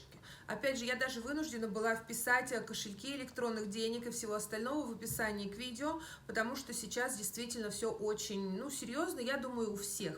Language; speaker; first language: Russian; native; Russian